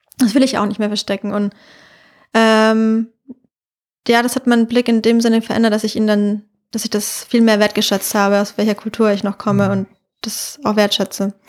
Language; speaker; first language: German; native; German